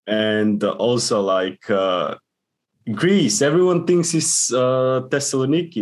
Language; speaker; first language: English; non-native, fluent; Macedonian